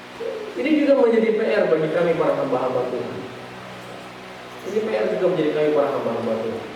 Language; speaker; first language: Indonesian; native; Indonesian